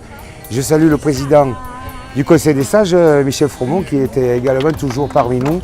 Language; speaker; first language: French; native; French